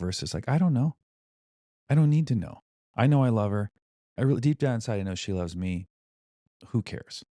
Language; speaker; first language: English; native; English